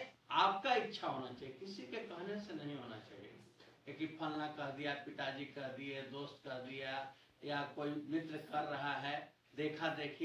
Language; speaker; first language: Hindi; native; Hindi